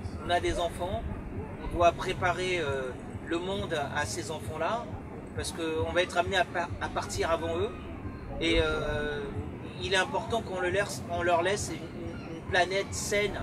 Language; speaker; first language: French; early bilingual, other home language; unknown